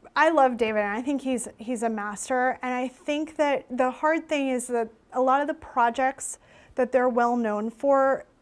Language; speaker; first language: English; native; English